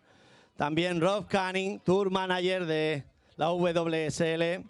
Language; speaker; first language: Spanish; native; Spanish